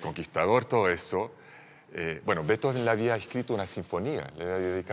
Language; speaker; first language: Spanish; non-native, fluent; English